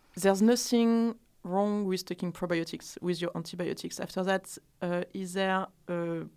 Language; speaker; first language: English; non-native, fluent; French